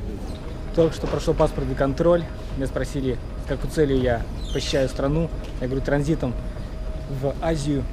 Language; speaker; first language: Russian; native; Russian